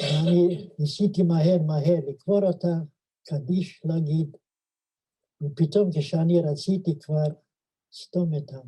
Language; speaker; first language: Hebrew; non-native, fluent; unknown